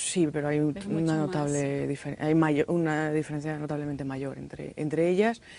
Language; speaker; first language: Spanish; native; Spanish